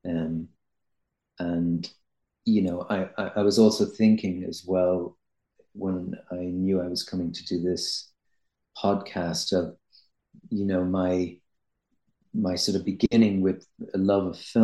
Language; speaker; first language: English; native; English